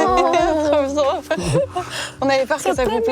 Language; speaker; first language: French; native; French